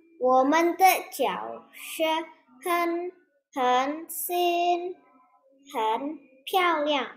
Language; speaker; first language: Chinese; non-native, learner; Indonesian